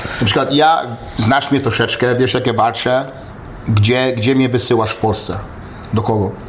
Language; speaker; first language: Polish; early bilingual, heritage; Polish